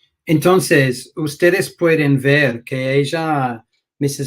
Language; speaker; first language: Spanish; non-native, fluent; English